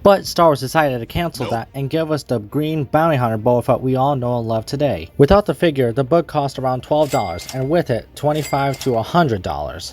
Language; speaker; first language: English; native; English